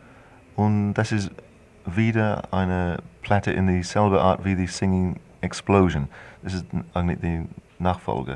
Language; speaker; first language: German; non-native, fluent; English